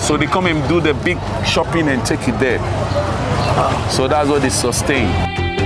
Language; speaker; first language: English; non-native, local second language; Akan